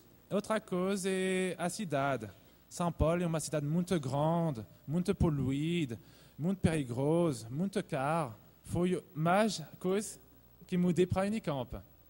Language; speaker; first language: Portuguese; non-native, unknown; French